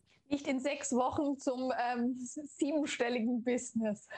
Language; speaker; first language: German; native; German